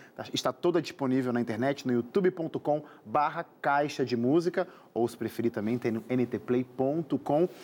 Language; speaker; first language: Portuguese; native; Portuguese